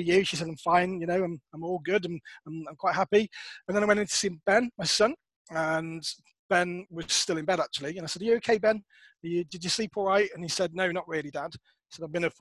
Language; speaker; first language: English; native; English